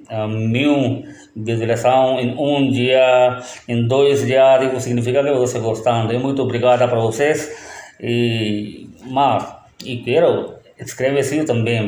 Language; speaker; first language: Portuguese; non-native, learner; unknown